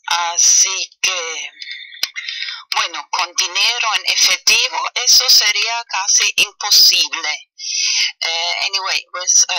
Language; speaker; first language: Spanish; non-native, fluent; German